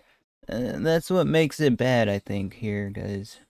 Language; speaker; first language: English; native; English